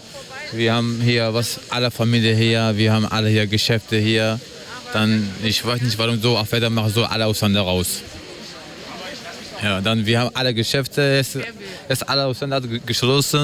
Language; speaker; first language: German; non-native, learner; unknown